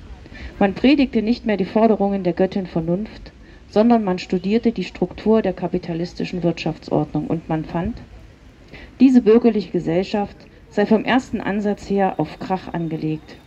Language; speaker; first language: German; native; German